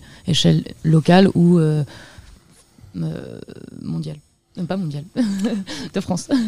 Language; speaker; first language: French; native; French